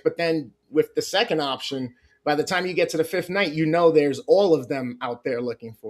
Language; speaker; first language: English; native; English